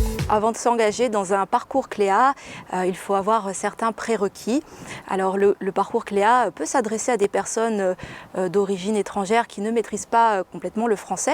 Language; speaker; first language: French; native; French